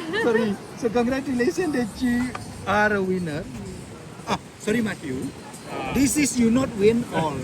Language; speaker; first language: English; non-native, learner; Indonesian